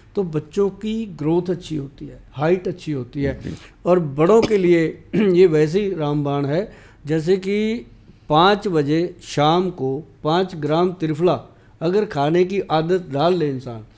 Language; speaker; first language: Hindi; native; Hindi